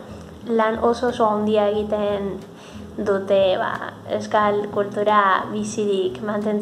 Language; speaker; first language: Basque; non-native, fluent; Spanish